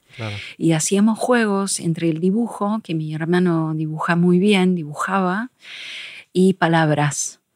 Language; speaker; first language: Spanish; non-native, fluent; English